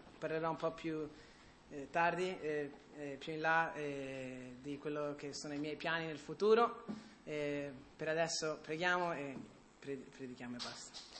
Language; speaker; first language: Italian; early bilingual, other home language; English